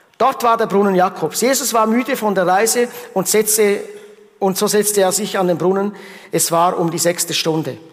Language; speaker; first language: German; early bilingual, heritage; German